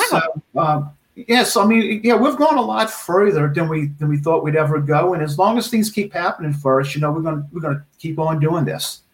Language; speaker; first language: English; native; English